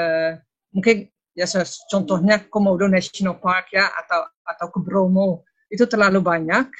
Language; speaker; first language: Indonesian; non-native, fluent; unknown